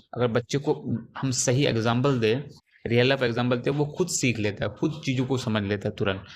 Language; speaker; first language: Urdu; native; Urdu